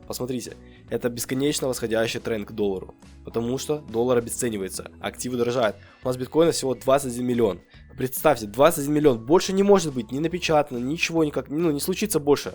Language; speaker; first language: Russian; native; Russian